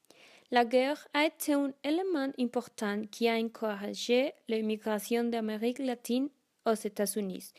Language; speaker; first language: French; non-native, learner; Spanish